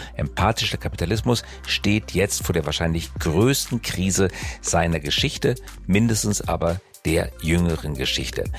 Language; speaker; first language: German; native; German